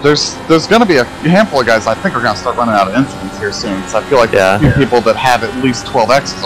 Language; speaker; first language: English; native; English